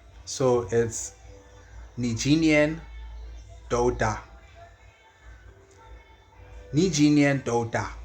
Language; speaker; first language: Chinese; non-native, learner; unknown